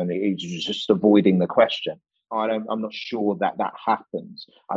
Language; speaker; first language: English; native; English